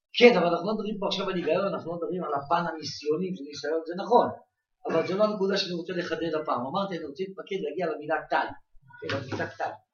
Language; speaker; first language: Hebrew; native; Hebrew